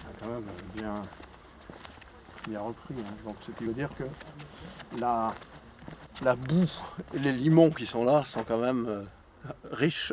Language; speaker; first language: French; native; French